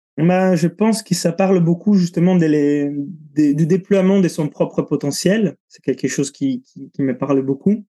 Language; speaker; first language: French; non-native, fluent; Italian